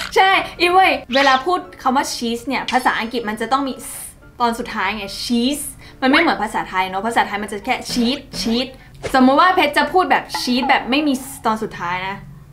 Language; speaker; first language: Thai; native; Thai